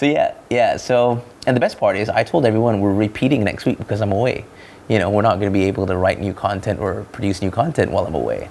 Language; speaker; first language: English; non-native, local second language; Malay